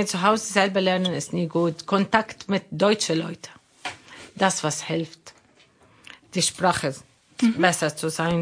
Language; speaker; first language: German; non-native, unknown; Arabic